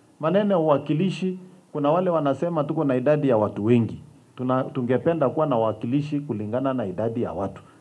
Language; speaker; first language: Swahili; non-native, local second language; Kalenjin